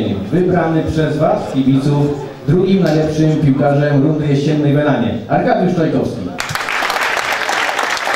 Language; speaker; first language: Polish; native; Polish